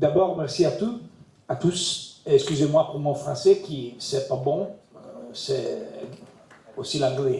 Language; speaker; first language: French; non-native, learner; Italian